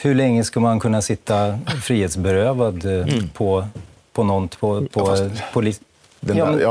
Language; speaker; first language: Swedish; native; Swedish